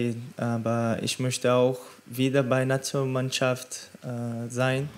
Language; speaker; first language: German; non-native, learner; Portuguese